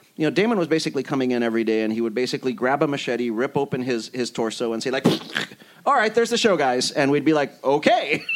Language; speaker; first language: English; early bilingual, other home language; Spanish